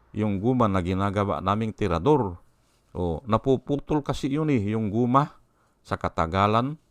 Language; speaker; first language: Filipino; non-native, local second language; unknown